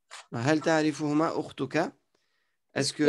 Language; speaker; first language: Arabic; non-native, fluent; French